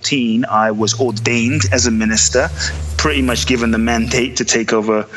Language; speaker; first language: English; native; English